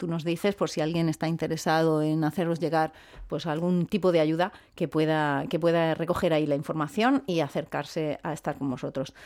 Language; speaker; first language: Spanish; native; Spanish